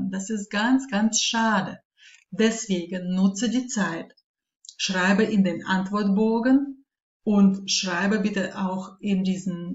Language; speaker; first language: German; non-native, fluent; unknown